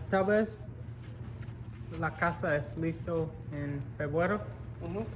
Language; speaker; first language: Spanish; non-native, learner; English